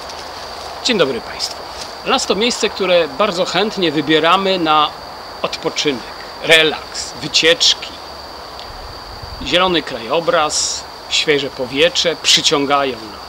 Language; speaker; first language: Polish; native; Polish